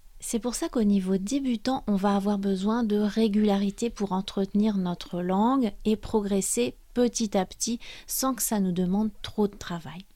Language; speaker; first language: French; native; French